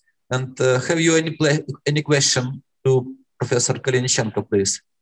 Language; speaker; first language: English; non-native, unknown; Russian